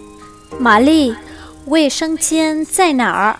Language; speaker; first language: Chinese; non-native, learner; Vietnamese